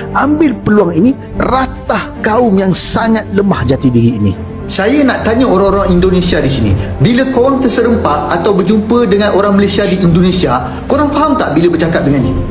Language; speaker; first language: Malay; native; Malay